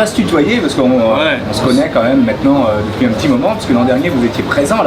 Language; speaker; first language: French; native; French